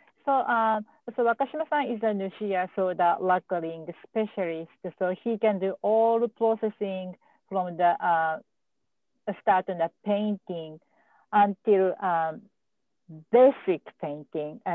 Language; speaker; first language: English; non-native, fluent; Japanese